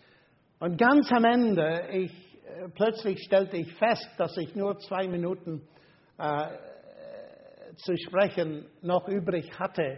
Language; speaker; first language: German; non-native, fluent; English